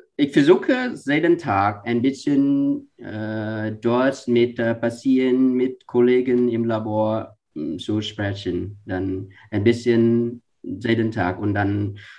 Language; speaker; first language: German; non-native, learner; Vietnamese